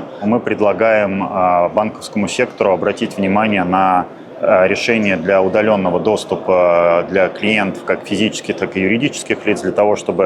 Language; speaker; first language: Russian; native; Russian